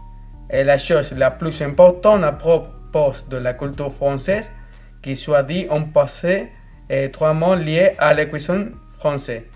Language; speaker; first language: French; non-native, fluent; Spanish